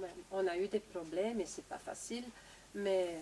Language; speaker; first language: French; non-native, local second language; Dutch